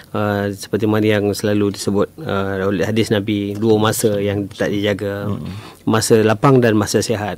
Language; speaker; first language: Malay; native; Malay